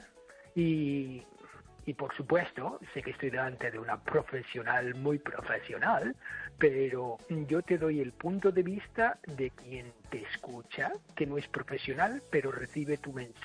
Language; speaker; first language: Spanish; non-native, fluent; English